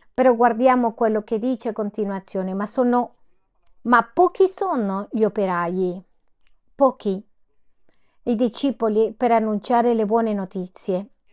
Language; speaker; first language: Italian; non-native, fluent; Spanish